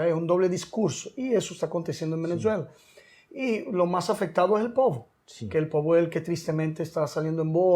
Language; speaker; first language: Portuguese; non-native, learner; Spanish